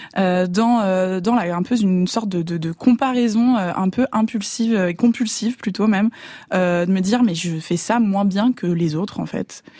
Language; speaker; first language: French; native; French